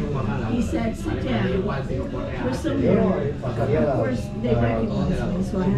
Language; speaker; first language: English; native; English